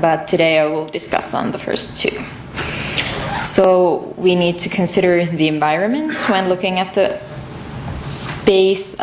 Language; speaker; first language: English; non-native, fluent; Finnish